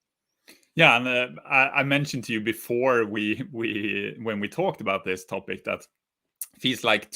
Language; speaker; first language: English; non-native, fluent; Swedish